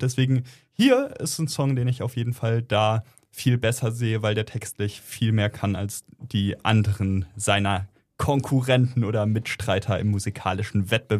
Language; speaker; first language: German; native; German